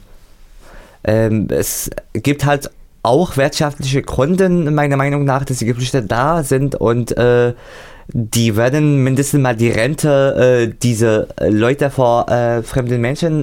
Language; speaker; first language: German; non-native, fluent; Arabic